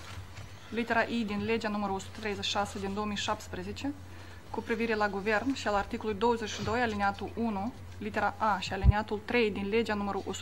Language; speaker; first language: Romanian; native; Romanian